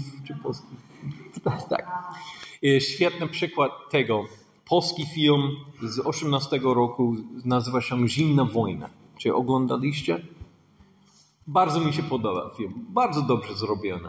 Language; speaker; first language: Polish; non-native, fluent; English